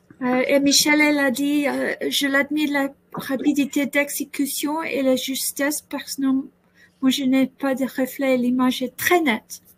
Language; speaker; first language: French; non-native, learner; English